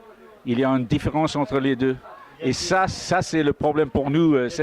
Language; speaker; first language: French; non-native, fluent; English